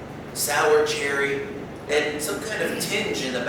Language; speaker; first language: English; native; English